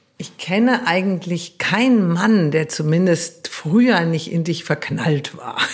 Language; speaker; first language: German; native; German